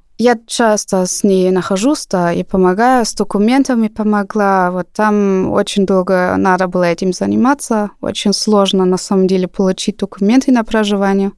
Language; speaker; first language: Russian; non-native, fluent; German